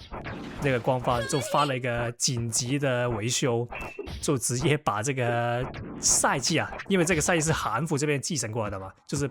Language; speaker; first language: Chinese; non-native, local second language; Cantonese